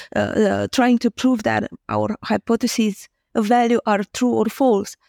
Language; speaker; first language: English; non-native, fluent; Romanian